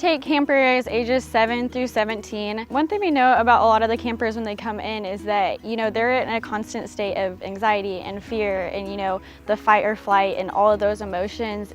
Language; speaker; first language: English; native; English